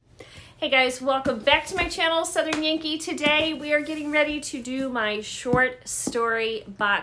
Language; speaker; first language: English; native; English